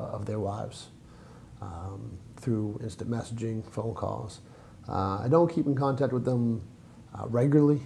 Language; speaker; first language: English; native; English